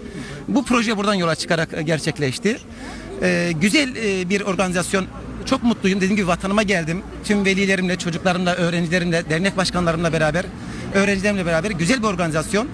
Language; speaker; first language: Turkish; native; Turkish